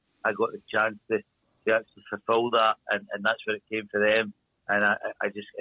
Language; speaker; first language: English; native; English